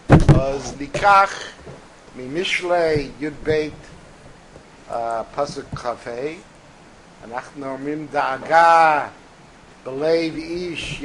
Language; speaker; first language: Hebrew; non-native, fluent; English